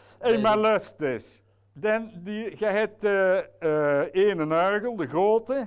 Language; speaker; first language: Dutch; native; Dutch